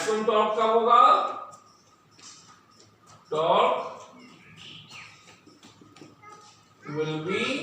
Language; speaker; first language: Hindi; native; Hindi